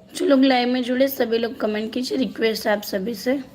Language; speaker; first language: Hindi; non-native, local second language; Gujarati